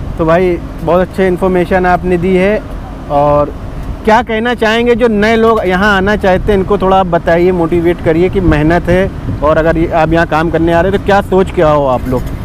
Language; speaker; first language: Hindi; native; Hindi